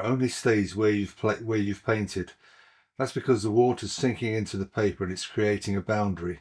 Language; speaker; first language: English; native; English